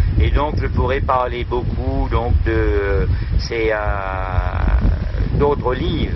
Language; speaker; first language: French; non-native, local second language; Morisyen